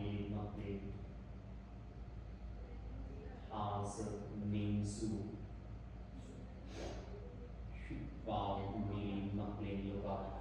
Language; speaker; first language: Vietnamese; non-native, learner; Indonesian